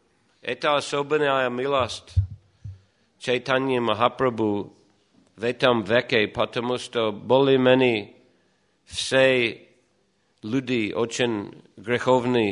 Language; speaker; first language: Russian; non-native, fluent; English